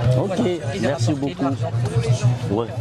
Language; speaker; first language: French; non-native, learner; Tibetan